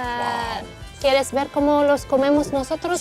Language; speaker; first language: Spanish; non-native, fluent; Arabic